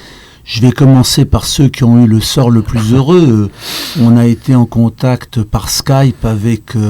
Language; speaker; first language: French; native; French